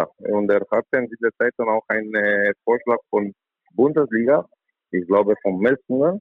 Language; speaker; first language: German; non-native, learner; Romanian